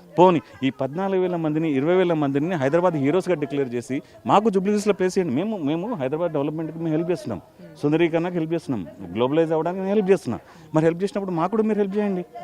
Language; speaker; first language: Telugu; native; Telugu